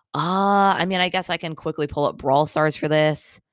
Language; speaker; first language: English; native; English